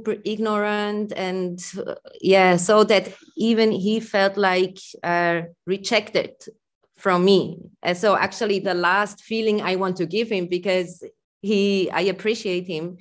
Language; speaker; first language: English; non-native, fluent; German